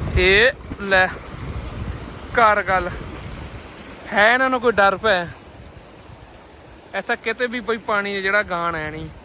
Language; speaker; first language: Punjabi; native; Punjabi